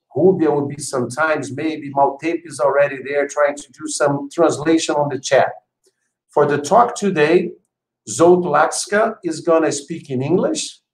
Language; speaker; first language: English; non-native, fluent; Portuguese